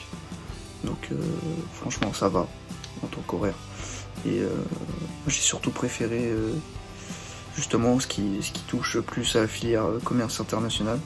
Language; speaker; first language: French; native; French